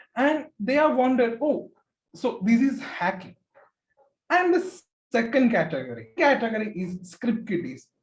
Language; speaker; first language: English; non-native, local second language; Malayalam